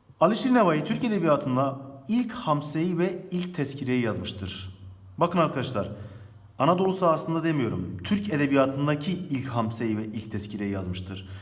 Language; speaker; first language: Turkish; native; Turkish